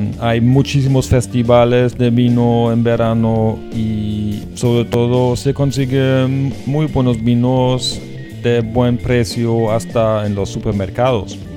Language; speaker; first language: Spanish; non-native, fluent; German